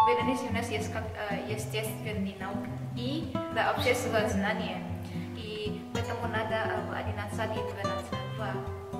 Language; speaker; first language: Russian; non-native, learner; Indonesian